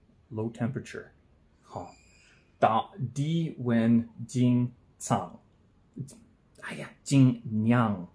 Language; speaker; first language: Chinese; non-native, learner; English